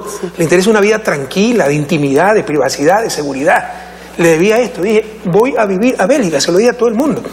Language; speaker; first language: Spanish; native; Spanish